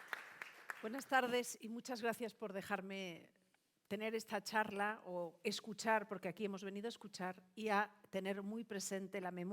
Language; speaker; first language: Spanish; native; Spanish